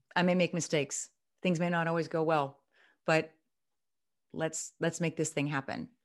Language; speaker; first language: English; native; English